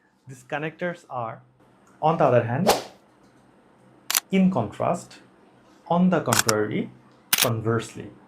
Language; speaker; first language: English; non-native, local second language; Bangla